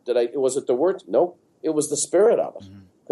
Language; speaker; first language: English; native; English